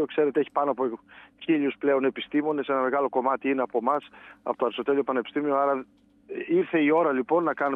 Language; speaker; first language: Greek; native; Greek